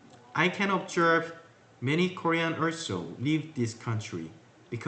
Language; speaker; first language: English; non-native, learner; Korean